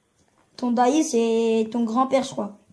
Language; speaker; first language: French; early bilingual, other home language; Turkish